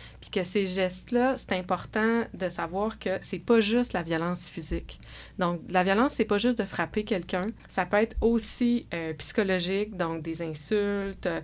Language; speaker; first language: French; native; French